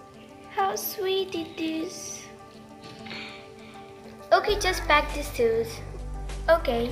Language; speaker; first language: English; non-native, learner; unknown